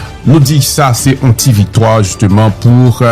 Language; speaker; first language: Haitian Creole; native; Haitian Creole